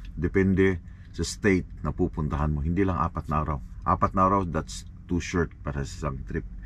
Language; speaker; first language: Filipino; non-native, local second language; Cebuano